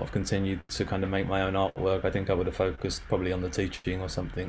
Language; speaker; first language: English; native; English